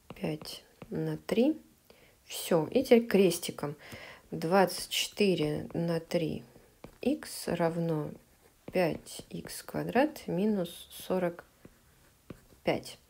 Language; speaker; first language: Russian; native; Russian